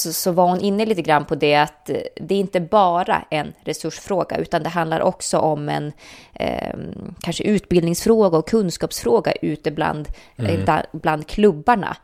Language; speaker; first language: Swedish; native; Swedish